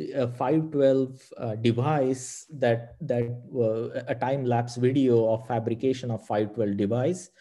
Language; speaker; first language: English; non-native, local second language; Marathi